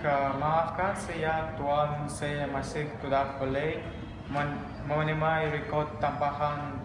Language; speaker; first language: Malay; non-native, learner; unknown